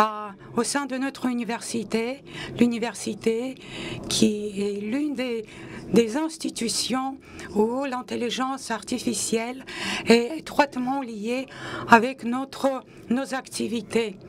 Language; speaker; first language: French; non-native, local second language; Latvian